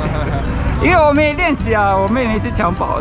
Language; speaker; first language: Chinese; non-native, learner; Japanese